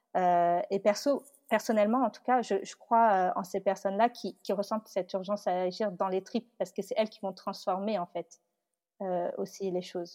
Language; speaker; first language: French; early bilingual, other home language; Tamil